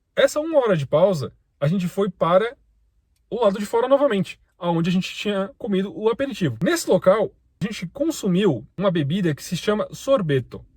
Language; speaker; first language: Portuguese; native; Portuguese